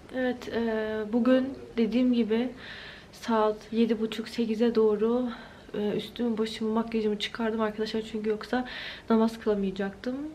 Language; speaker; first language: Turkish; early bilingual, heritage; Turkish